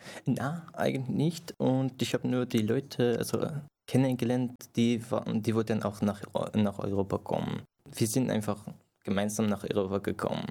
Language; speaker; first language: German; non-native, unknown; Persian